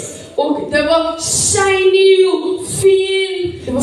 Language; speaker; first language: Swedish; early bilingual, other home language; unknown